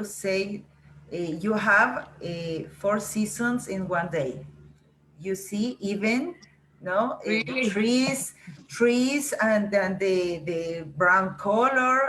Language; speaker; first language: English; non-native, learner; Spanish